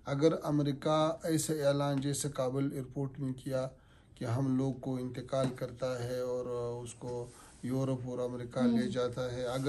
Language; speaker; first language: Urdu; non-native, learner; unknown